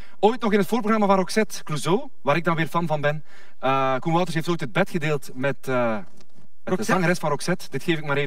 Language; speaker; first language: Dutch; native; Dutch